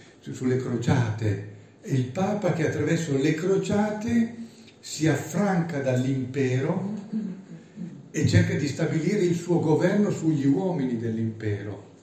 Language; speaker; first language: Italian; native; Italian